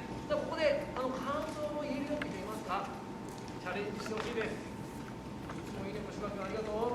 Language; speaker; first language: Japanese; native; Japanese